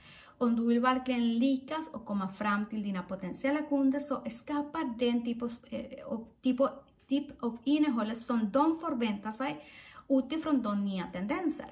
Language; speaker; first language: Swedish; non-native, fluent; Spanish